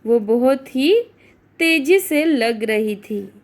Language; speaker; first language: Hindi; non-native, local second language; Marathi